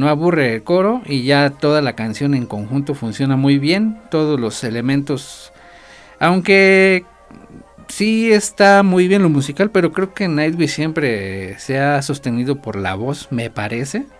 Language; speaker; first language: Spanish; native; Spanish